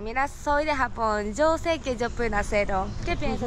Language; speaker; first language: Spanish; non-native, learner; Japanese